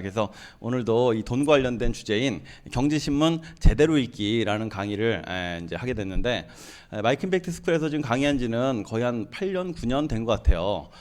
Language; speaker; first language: Korean; native; Korean